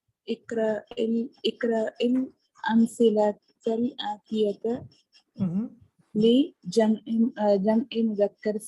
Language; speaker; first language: Arabic; non-native, learner; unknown